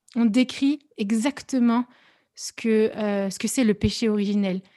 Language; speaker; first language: French; native; French